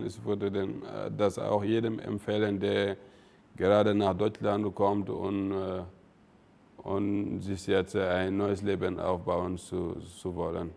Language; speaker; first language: German; non-native, fluent; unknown